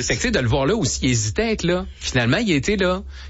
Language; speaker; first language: French; native; French